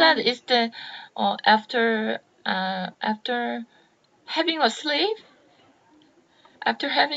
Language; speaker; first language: English; non-native, learner; Korean